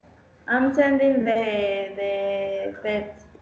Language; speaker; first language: English; non-native, learner; Spanish